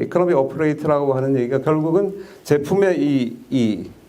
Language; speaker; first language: Korean; native; Korean